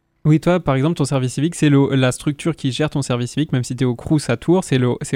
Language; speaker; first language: French; native; French